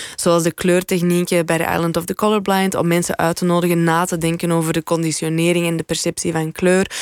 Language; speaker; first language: Dutch; native; Dutch